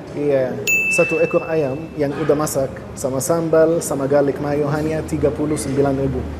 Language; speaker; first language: Indonesian; non-native, fluent; Arabic